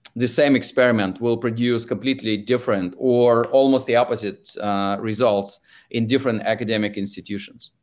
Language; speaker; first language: English; non-native, fluent; Russian